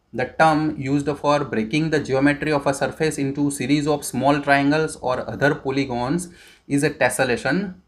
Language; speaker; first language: English; non-native, local second language; Gujarati